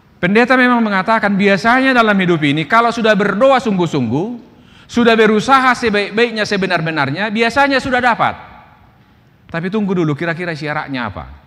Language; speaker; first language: Indonesian; non-native, local second language; Batak Toba